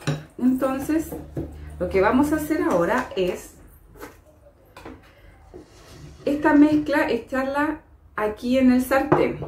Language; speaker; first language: Spanish; native; Spanish